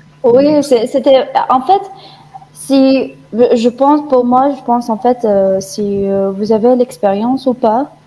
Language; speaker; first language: French; non-native, fluent; Arabic